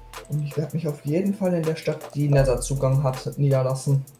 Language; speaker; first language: German; native; German